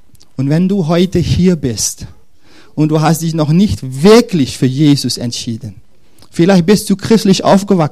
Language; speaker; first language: German; non-native, fluent; Dutch